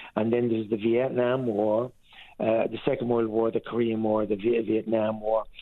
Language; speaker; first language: English; native; English